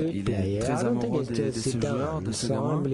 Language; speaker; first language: French; non-native, fluent; Portuguese